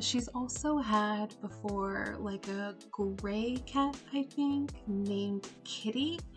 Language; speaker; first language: English; native; English